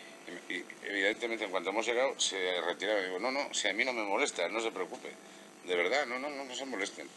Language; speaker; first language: Spanish; native; Spanish